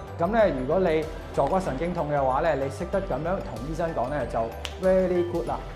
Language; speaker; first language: Cantonese; native; Cantonese